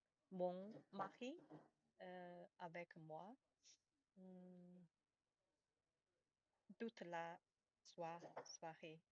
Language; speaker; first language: French; non-native, learner; Chinese